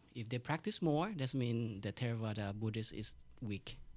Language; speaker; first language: English; non-native, learner; Thai